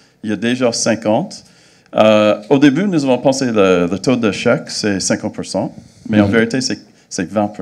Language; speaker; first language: French; non-native, fluent; English